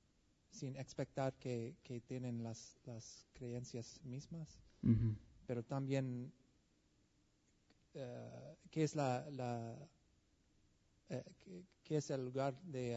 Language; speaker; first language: Spanish; non-native, learner; English